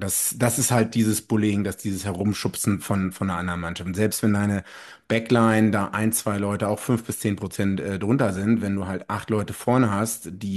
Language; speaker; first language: German; native; German